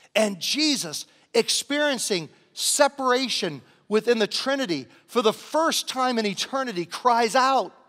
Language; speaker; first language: English; native; English